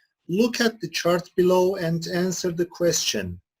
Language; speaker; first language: English; non-native, fluent; Turkish